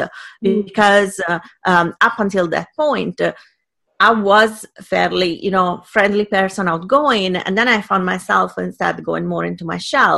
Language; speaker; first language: English; non-native, fluent; Italian